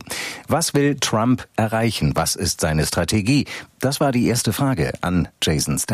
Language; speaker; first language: German; native; German